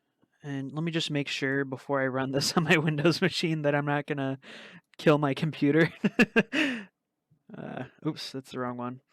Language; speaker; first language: English; native; English